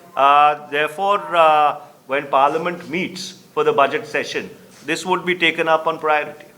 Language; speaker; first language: English; non-native, local second language; Hindi